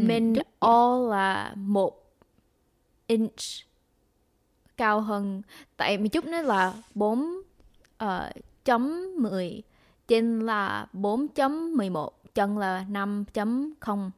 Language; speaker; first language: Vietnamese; early bilingual, heritage; Vietnamese